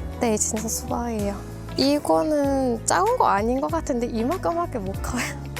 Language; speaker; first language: Korean; non-native, fluent; Vietnamese